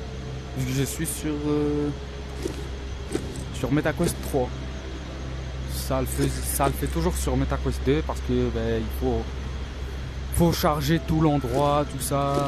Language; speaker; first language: French; native; French